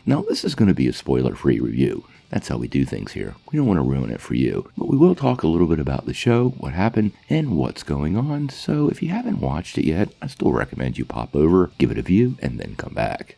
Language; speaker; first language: English; native; English